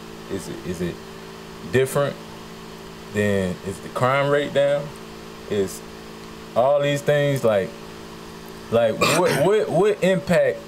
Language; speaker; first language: English; native; English